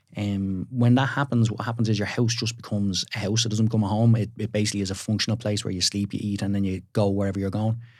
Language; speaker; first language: English; native; English